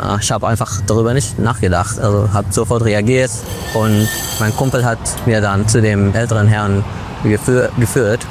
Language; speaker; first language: German; non-native, fluent; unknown